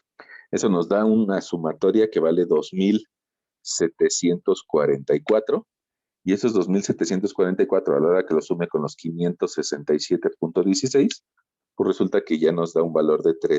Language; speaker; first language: Spanish; native; Spanish